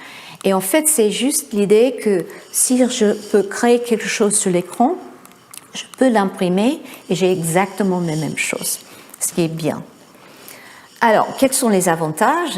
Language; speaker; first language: French; non-native, fluent; English